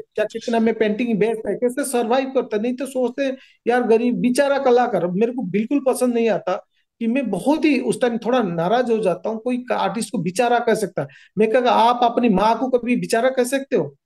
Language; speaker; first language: Hindi; non-native, local second language; Odia